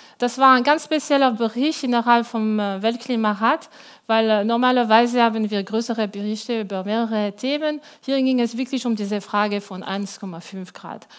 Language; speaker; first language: German; non-native, local second language; French